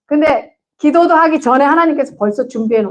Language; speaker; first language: Korean; native; Korean